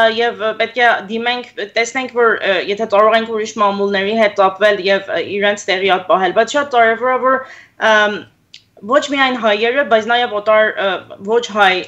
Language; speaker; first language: Armenian; early bilingual, heritage; Armenian